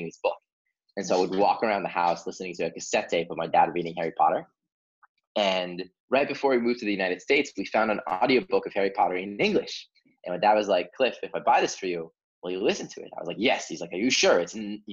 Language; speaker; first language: English; early bilingual, other home language; Hebrew